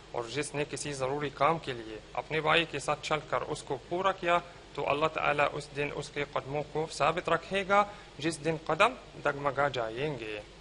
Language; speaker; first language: Urdu; non-native, fluent; Arabic